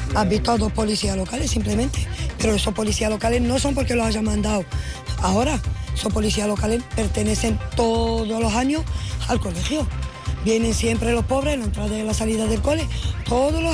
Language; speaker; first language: Spanish; native; Spanish